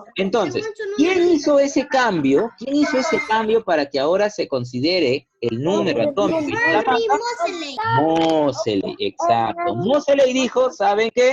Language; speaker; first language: Spanish; native; Spanish